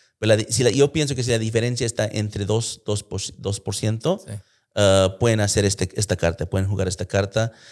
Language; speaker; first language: Spanish; early bilingual, heritage; Spanish